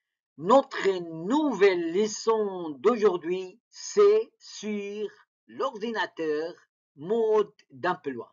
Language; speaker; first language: French; non-native, fluent; Arabic